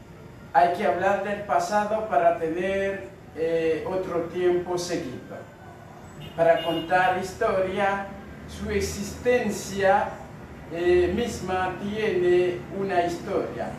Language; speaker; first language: Spanish; non-native, fluent; Haitian Creole